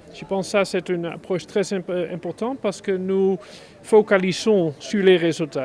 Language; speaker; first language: French; non-native, fluent; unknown